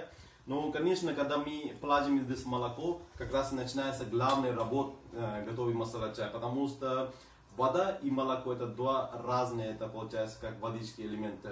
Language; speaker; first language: Russian; non-native, fluent; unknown